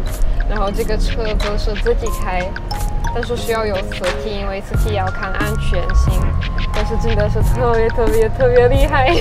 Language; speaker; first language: Chinese; non-native, fluent; Czech